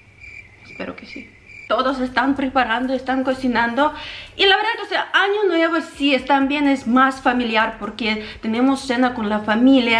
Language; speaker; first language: Spanish; non-native, fluent; Ukrainian